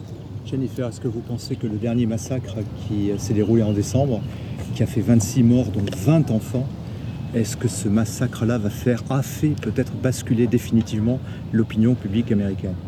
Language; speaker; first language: French; native; French